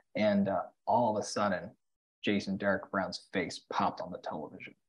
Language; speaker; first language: English; native; English